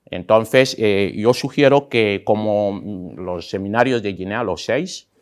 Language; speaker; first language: Spanish; non-native, local second language; Fang